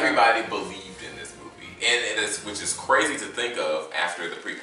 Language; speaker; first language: English; native; English